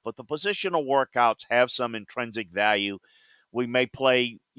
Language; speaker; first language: English; native; English